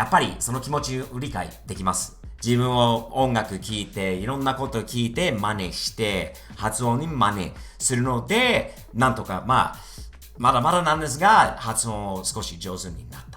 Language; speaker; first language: Japanese; non-native, fluent; English